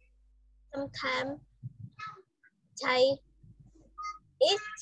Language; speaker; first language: English; non-native, learner; Vietnamese